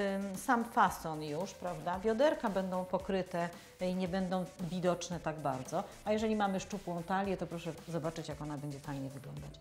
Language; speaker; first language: Polish; native; Polish